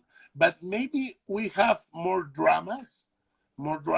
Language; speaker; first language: English; non-native, learner; Spanish